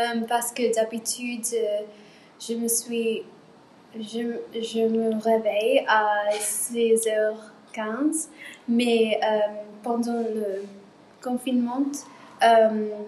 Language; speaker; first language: French; non-native, learner; English